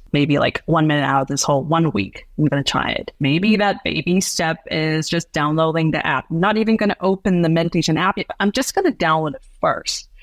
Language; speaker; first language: English; non-native, local second language; Cantonese